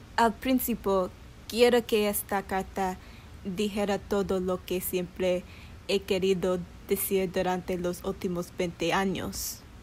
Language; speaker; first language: Spanish; early bilingual, heritage; English